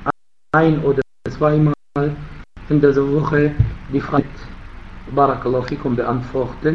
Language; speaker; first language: German; non-native, fluent; Arabic